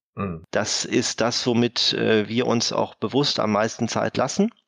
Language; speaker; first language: German; native; German